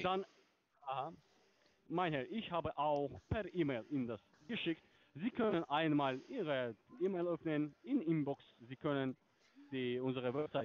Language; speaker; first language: German; non-native, learner; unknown